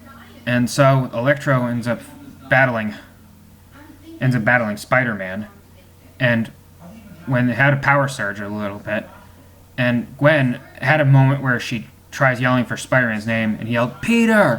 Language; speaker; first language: English; native; English